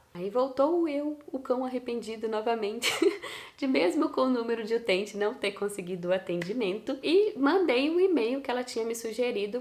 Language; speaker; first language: Portuguese; native; Portuguese